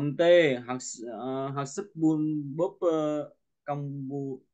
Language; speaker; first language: Korean; non-native, learner; Vietnamese